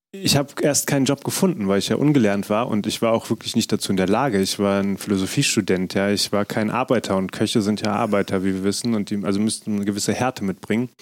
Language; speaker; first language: German; native; German